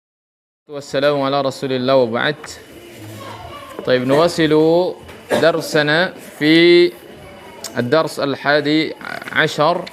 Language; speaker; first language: Arabic; non-native, fluent; Indonesian